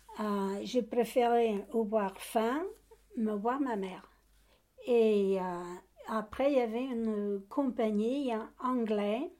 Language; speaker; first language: French; non-native, learner; Portuguese